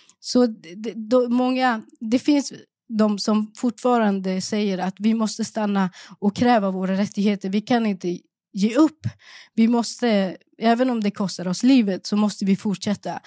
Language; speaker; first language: Swedish; early bilingual, other home language; Persian